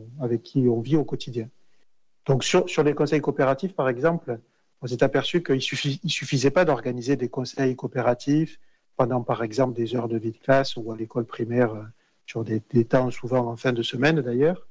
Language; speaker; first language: French; native; French